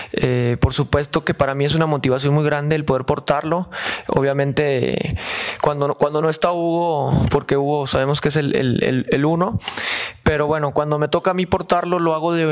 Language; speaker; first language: Spanish; native; Spanish